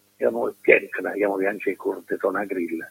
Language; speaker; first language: Polish; non-native, learner; Italian